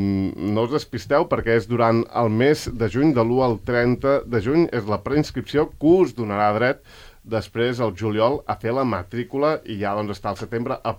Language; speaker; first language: Catalan; native; Catalan